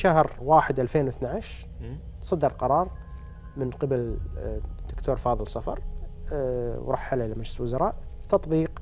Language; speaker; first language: Arabic; native; Arabic